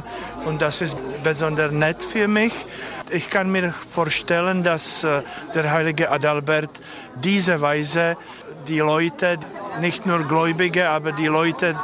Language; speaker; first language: German; non-native, learner; Czech